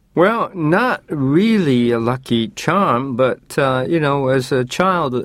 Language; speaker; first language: English; non-native, fluent; Japanese